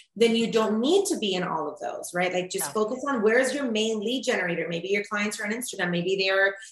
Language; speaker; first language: English; early bilingual, other home language; Spanish